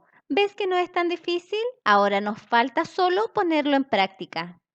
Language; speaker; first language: Spanish; native; Spanish